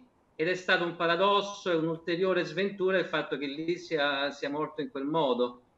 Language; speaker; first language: Italian; native; Italian